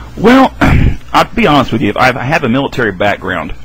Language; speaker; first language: English; native; English